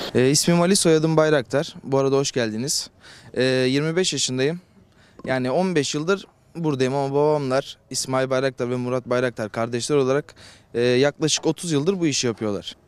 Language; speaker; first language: Turkish; native; Turkish